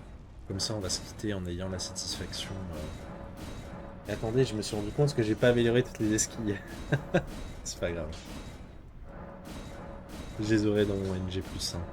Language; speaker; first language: French; native; French